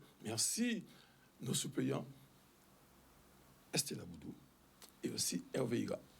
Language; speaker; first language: French; native; French